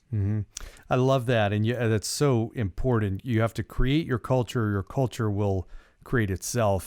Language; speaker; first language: English; native; English